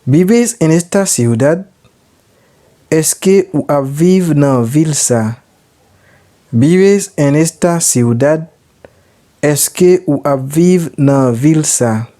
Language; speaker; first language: Spanish; non-native, learner; Haitian Creole